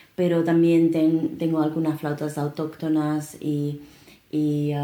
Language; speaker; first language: Spanish; non-native, fluent; Finnish